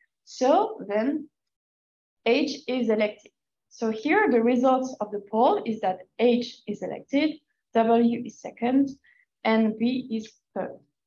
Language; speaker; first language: English; non-native, fluent; French